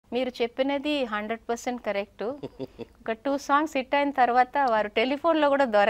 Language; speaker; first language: Telugu; non-native, local second language; Tamil